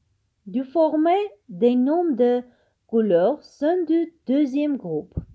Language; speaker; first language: French; non-native, fluent; Armenian